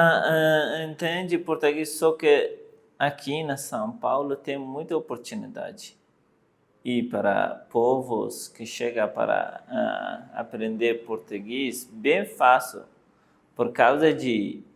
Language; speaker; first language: Portuguese; non-native, learner; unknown